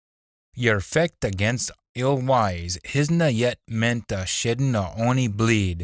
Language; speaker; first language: English; native; English